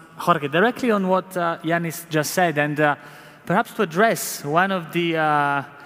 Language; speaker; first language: English; non-native, fluent; Italian